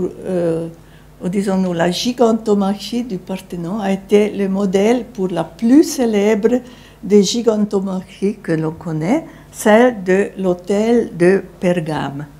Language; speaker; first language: French; non-native, fluent; Italian